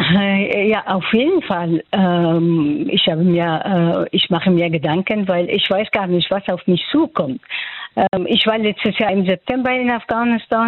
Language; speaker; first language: German; non-native, local second language; Persian